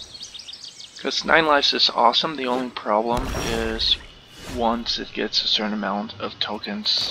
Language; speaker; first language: English; native; English